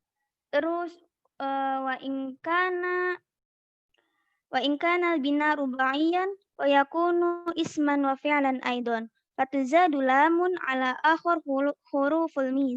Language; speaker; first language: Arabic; non-native, learner; Indonesian